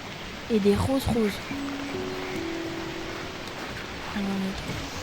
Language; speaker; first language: French; non-native, fluent; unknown